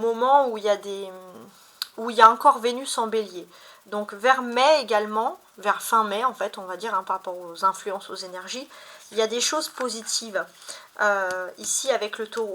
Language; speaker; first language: French; native; French